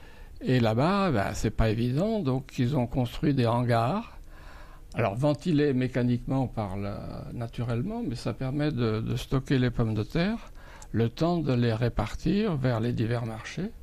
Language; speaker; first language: French; native; French